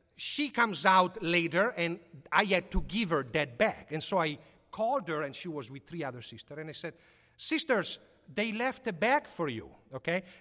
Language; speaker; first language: English; non-native, fluent; Italian